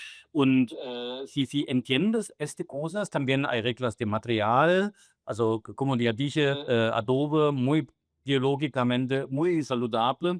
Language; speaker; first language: Spanish; non-native, fluent; German